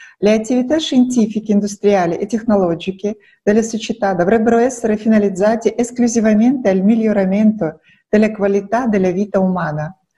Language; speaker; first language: Italian; non-native, fluent; Russian